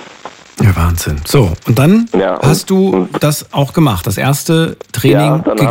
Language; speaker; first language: German; native; German